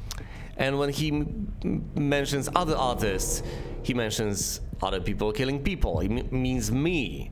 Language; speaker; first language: English; native; English